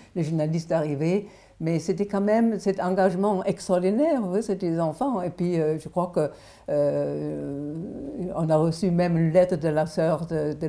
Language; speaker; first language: French; non-native, fluent; German